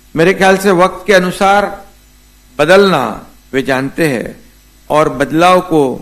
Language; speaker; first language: Hindi; non-native, local second language; Marathi